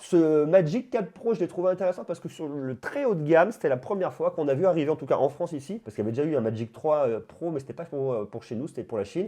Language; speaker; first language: French; native; French